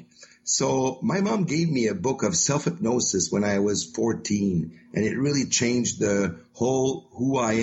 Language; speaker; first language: English; non-native, fluent; French